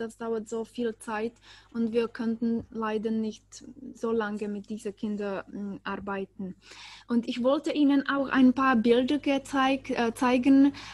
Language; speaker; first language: German; non-native, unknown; Czech